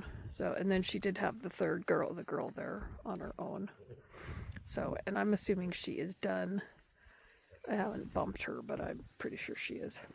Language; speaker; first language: English; native; English